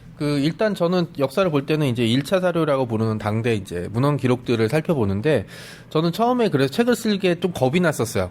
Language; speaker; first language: Korean; native; Korean